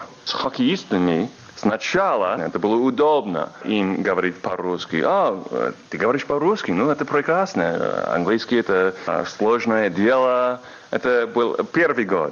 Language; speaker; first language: Russian; non-native, learner; English